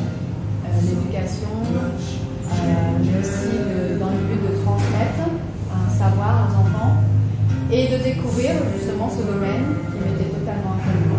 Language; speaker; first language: French; early bilingual, other home language; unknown